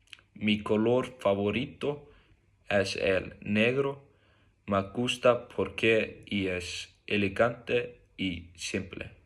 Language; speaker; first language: Spanish; non-native, learner; Icelandic